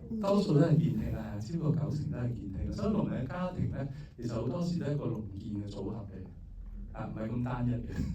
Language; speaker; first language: Cantonese; native; Cantonese